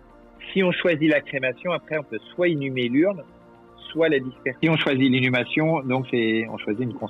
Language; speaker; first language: French; native; French